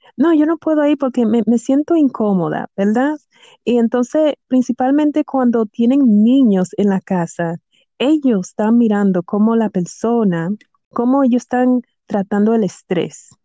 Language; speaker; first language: Spanish; early bilingual, heritage; Spanish